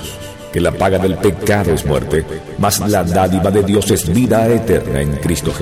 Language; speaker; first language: Spanish; native; Spanish